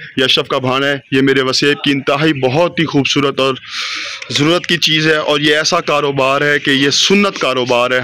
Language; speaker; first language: Urdu; non-native, local second language; Saraiki